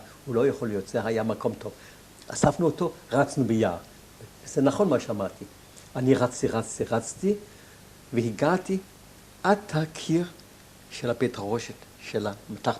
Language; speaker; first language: Hebrew; non-native, fluent; German